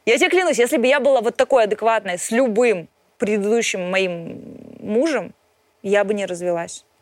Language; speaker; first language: Russian; native; Russian